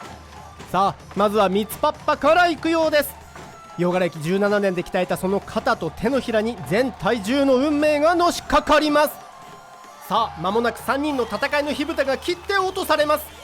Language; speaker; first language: Japanese; native; Japanese